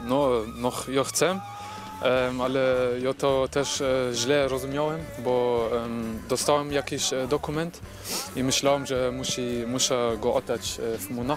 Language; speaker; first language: Polish; early bilingual, heritage; Polish